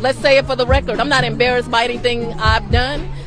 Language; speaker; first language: English; native; English